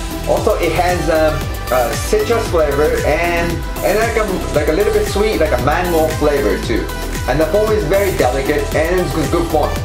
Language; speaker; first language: English; non-native, fluent; Japanese